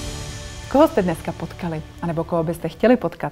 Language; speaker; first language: Czech; native; Czech